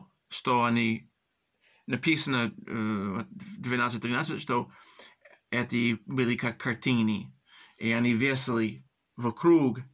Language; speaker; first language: Russian; early bilingual, heritage; English